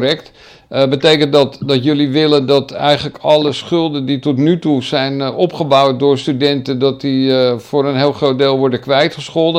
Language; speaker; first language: Dutch; native; Dutch